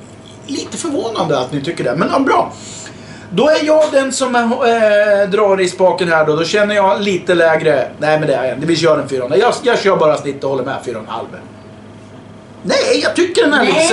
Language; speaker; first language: Swedish; native; Swedish